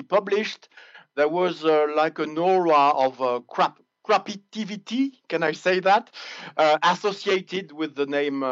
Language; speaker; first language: English; non-native, fluent; French